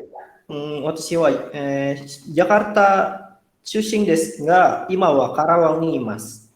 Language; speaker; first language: Japanese; non-native, fluent; Indonesian